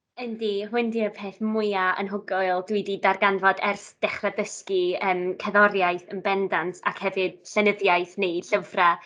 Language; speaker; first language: Welsh; non-native, local second language; Italian